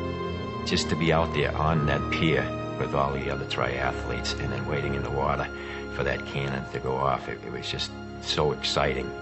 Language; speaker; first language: English; native; English